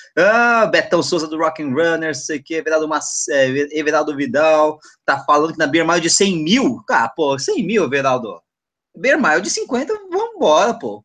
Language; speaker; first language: Portuguese; native; Portuguese